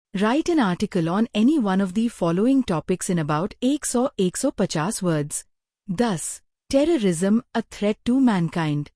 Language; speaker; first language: English; non-native, fluent; Hindi